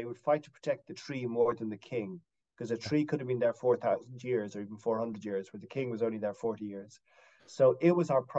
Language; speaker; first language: English; native; English